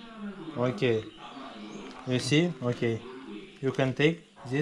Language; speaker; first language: English; non-native, learner; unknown